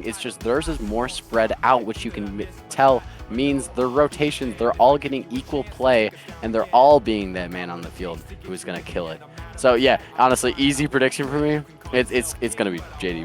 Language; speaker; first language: English; native; English